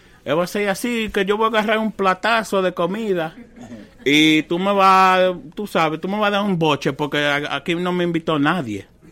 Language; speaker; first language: Spanish; early bilingual, heritage; Spanish